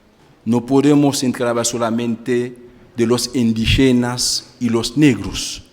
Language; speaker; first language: Spanish; non-native, fluent; Haitian Creole